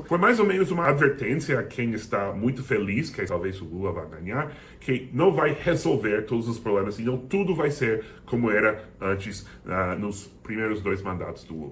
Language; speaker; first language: Portuguese; non-native, fluent; English